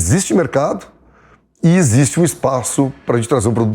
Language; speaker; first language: Portuguese; native; Portuguese